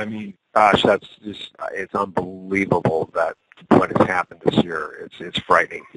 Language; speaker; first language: English; native; English